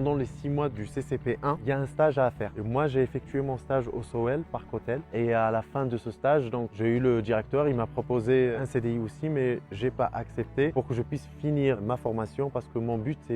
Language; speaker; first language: French; non-native, local second language; Arabic